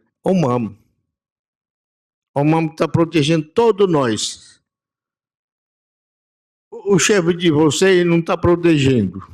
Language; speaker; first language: Portuguese; non-native, local second language; Yanomámi